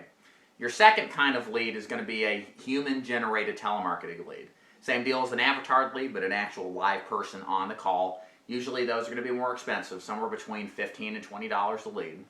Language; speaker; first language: English; native; English